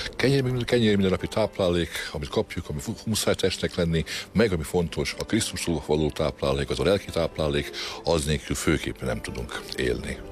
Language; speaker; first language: Hungarian; non-native, local second language; Croatian